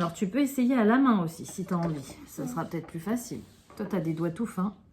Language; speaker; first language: French; native; French